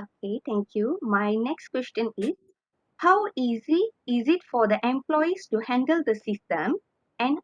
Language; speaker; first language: English; non-native, local second language; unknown